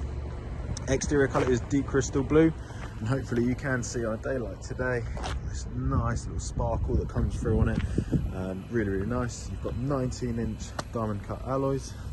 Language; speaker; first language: English; native; English